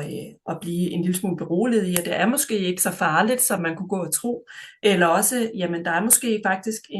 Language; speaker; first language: Danish; native; Danish